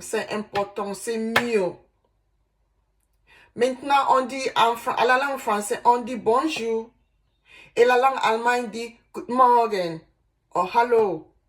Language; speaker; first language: French; non-native, learner; Igbo